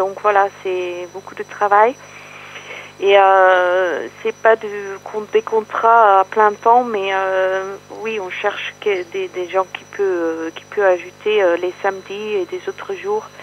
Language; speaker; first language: French; non-native, fluent; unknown